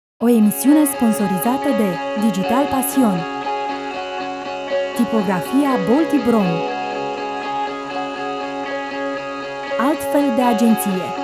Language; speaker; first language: Romanian; native; Romanian